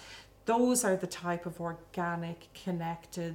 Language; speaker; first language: English; native; English